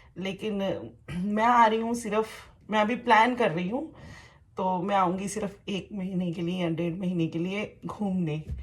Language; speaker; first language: Hindi; native; Hindi